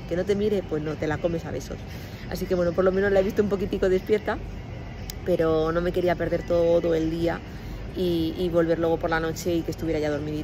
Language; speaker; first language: Spanish; native; Spanish